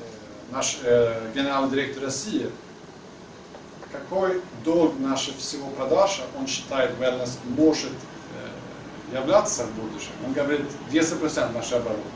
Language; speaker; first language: Russian; non-native, learner; Swedish